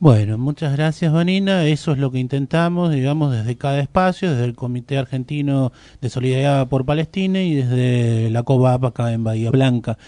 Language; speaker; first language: Spanish; native; Spanish